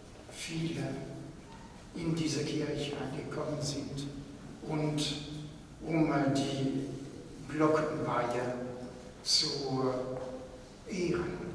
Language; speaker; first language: German; non-native, fluent; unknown